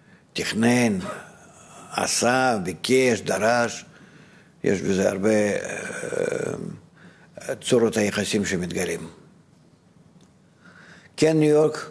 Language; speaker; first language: Hebrew; non-native, fluent; Russian